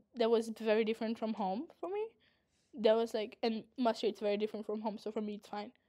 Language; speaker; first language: English; non-native, fluent; Portuguese